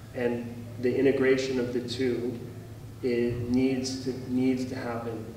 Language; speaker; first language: English; native; English